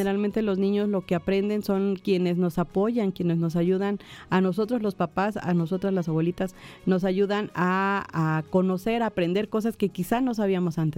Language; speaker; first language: Spanish; native; Spanish